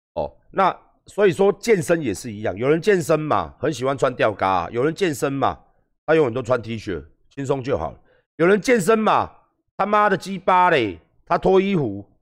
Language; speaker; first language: Chinese; native; Chinese